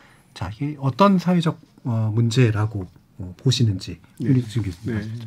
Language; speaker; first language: Korean; native; Korean